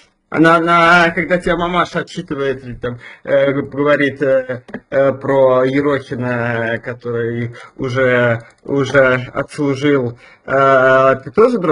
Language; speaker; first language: Russian; native; Russian